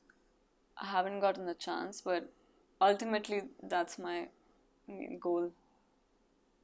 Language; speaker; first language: English; non-native, local second language; Marathi